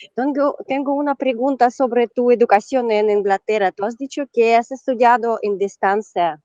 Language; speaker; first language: Spanish; non-native, learner; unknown